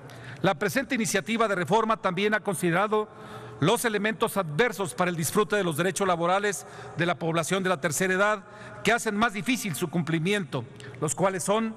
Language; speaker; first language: Spanish; native; Spanish